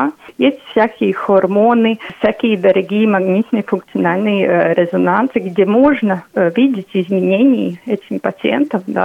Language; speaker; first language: Russian; non-native, local second language; Latvian